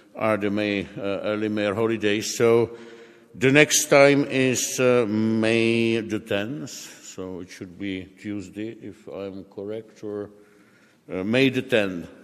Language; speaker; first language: English; non-native, fluent; Czech